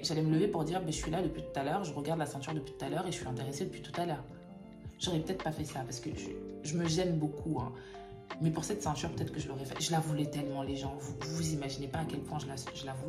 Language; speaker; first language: French; native; French